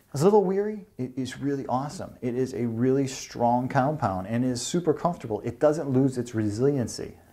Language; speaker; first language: English; native; English